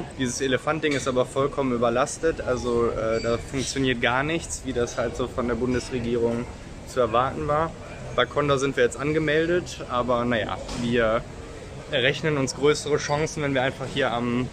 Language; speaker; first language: German; native; German